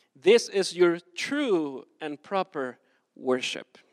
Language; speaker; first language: English; non-native, fluent; Spanish